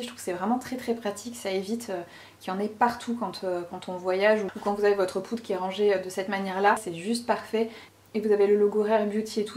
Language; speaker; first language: French; native; French